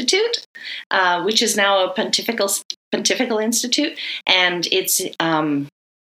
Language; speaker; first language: English; native; English